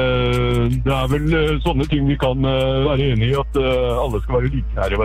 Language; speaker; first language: Norwegian; native; Norwegian